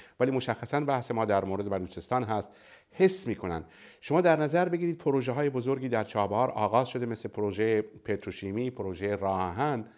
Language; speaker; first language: Persian; non-native, local second language; Baluchi